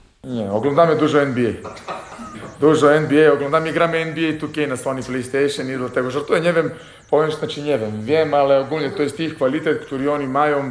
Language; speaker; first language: Polish; non-native, fluent; Serbian